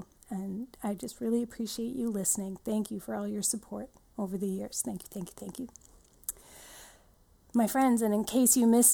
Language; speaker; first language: English; native; English